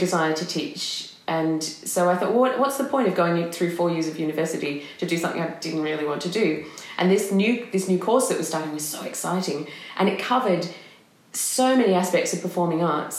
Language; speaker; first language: English; native; English